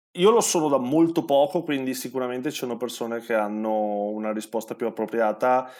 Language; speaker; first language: Italian; native; Italian